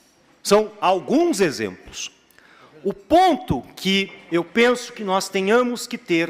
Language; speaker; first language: Portuguese; native; Portuguese